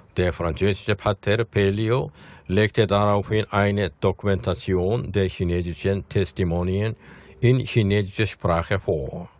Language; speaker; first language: German; non-native, fluent; Korean